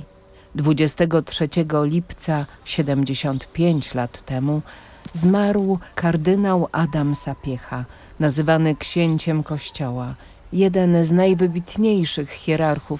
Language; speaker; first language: Polish; native; Polish